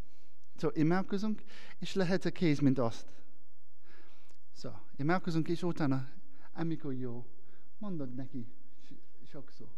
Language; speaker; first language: Hungarian; non-native, learner; English